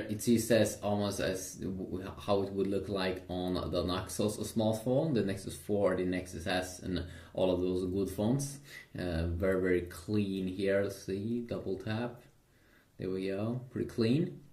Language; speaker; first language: English; non-native, fluent; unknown